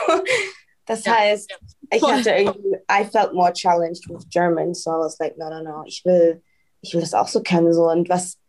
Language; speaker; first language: German; early bilingual, heritage; German